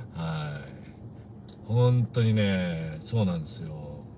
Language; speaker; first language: Japanese; native; Japanese